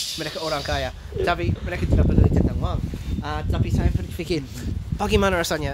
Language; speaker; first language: Indonesian; non-native, fluent; English